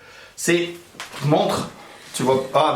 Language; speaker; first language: French; native; French